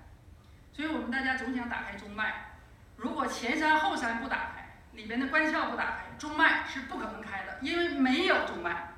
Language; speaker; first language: Chinese; native; Chinese